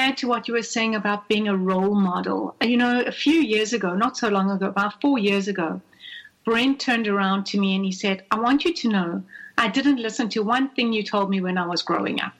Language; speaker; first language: English; native; English